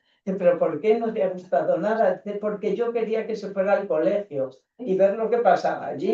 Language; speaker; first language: Spanish; native; Spanish